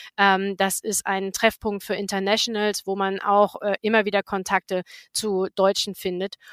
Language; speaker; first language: German; native; German